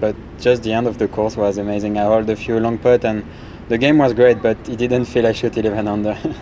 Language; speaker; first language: English; non-native, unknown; French